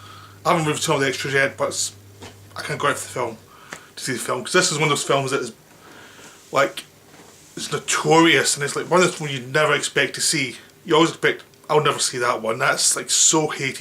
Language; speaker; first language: English; native; English